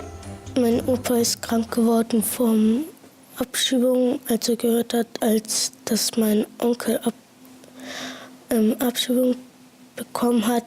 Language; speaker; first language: German; early bilingual, other home language; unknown